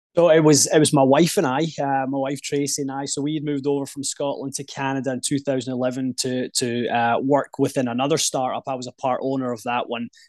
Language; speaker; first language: English; native; English